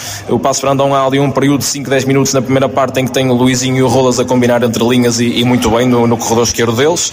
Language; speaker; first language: Portuguese; native; Portuguese